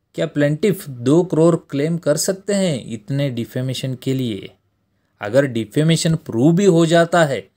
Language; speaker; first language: Hindi; native; Hindi